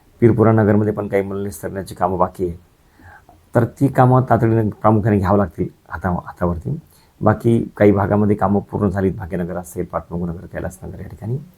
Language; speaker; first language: Marathi; native; Marathi